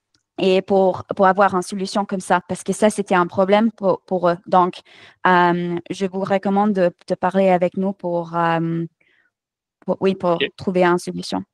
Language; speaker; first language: French; non-native, fluent; English